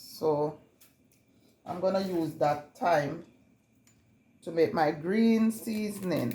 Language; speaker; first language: English; non-native, local second language; Jamaican Creole English